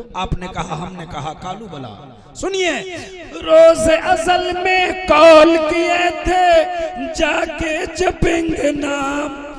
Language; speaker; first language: Hindi; native; Hindi